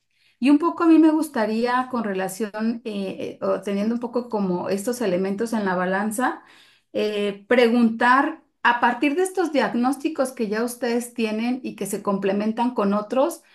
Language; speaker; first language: Spanish; native; Spanish